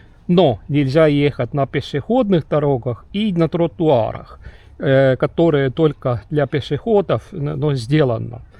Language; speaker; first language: Russian; non-native, local second language; Estonian